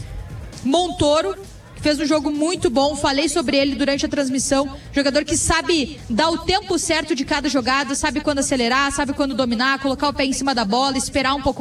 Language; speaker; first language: Portuguese; native; Portuguese